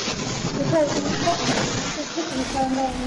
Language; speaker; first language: German; non-native, local second language; Luxembourgish